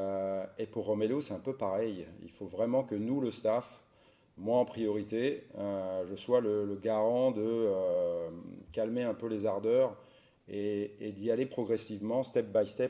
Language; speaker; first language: French; native; French